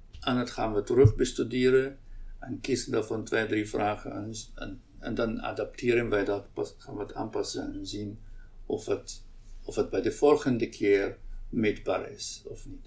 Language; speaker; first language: Dutch; non-native, local second language; Arabic